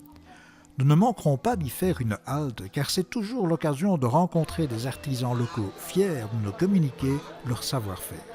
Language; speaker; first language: French; native; French